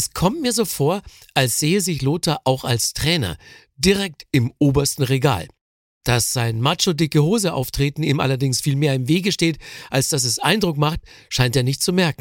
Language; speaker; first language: German; native; German